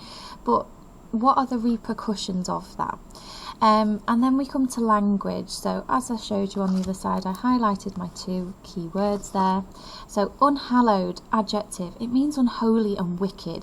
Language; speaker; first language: English; native; English